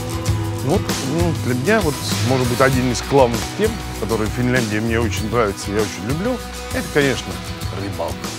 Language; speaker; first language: Russian; non-native, fluent; Finnish